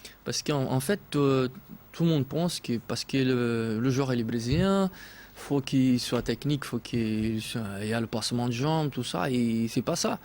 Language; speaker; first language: French; non-native, fluent; Portuguese